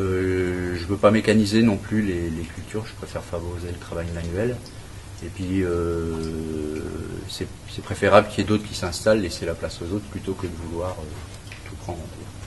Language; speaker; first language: French; native; French